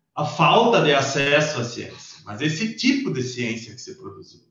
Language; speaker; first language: Portuguese; native; Portuguese